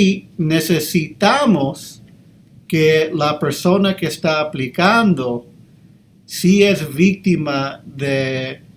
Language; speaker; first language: Spanish; early bilingual, heritage; English